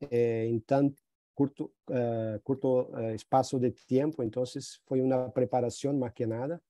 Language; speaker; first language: Spanish; non-native, fluent; Portuguese